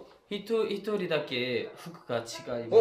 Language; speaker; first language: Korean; native; Korean